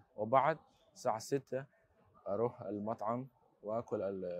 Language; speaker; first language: Arabic; non-native, learner; Chinese